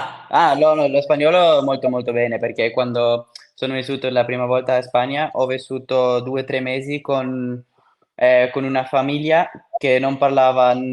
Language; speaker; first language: Italian; non-native, fluent; Swiss German